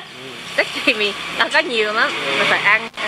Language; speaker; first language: Vietnamese; early bilingual, heritage; Vietnamese